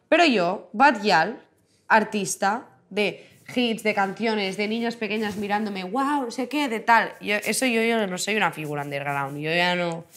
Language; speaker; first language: Spanish; non-native, local second language; Catalan